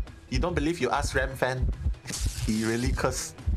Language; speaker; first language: English; non-native, local second language; Chinese